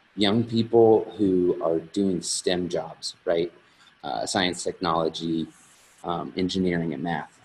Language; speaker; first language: English; native; English